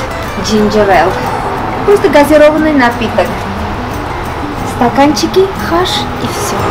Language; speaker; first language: Russian; non-native, fluent; Armenian